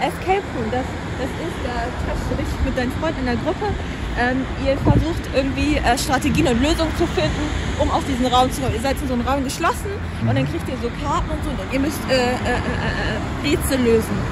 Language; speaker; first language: German; native; German